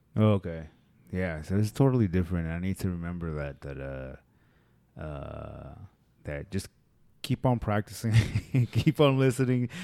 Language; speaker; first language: English; early bilingual, other home language; Spanish